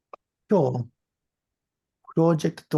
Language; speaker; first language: Japanese; non-native, learner; English